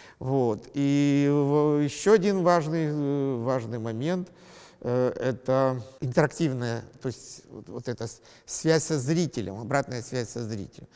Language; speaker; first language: Russian; native; Russian